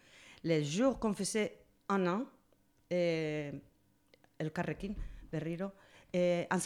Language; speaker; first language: French; non-native, fluent; Spanish